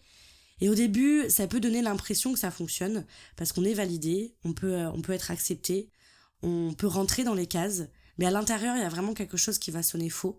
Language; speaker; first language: French; native; French